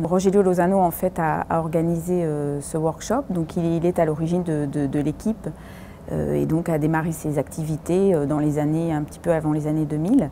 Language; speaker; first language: French; native; French